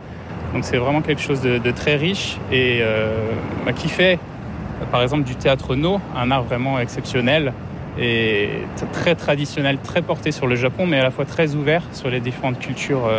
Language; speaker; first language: French; native; French